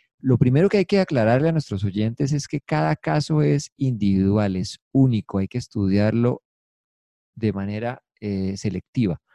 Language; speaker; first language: Spanish; native; Spanish